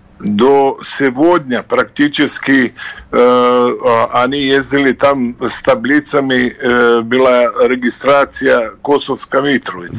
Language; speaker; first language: Russian; non-native, fluent; Serbian